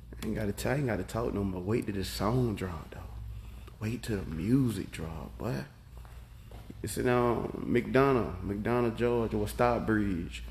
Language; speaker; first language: English; native; English